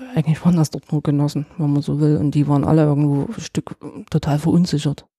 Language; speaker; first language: German; native; German